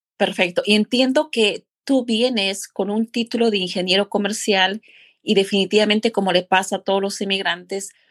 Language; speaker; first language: Spanish; native; Spanish